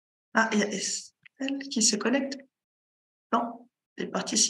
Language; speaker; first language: French; native; French